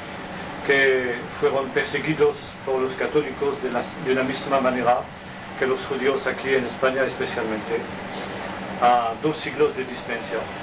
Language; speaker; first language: Spanish; non-native, learner; French